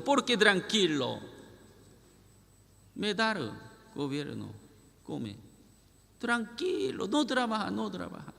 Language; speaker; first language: Spanish; non-native, learner; Korean